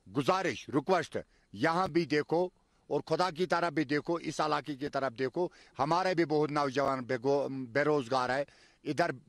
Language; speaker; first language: Hindi; non-native, local second language; Kashmiri